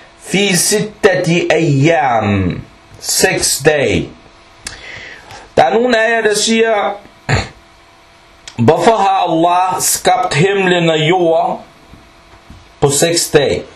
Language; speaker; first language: Danish; early bilingual, other home language; Arabic